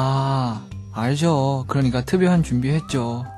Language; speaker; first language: Korean; non-native, learner; Chinese